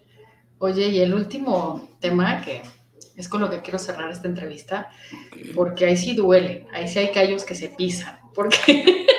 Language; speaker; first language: Spanish; native; Spanish